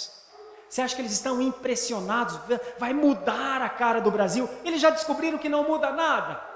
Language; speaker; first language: Portuguese; native; Portuguese